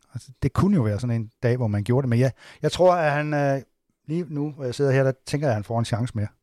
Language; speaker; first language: Danish; native; Danish